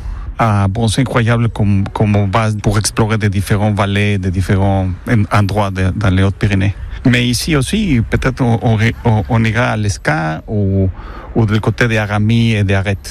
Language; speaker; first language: French; non-native, fluent; Spanish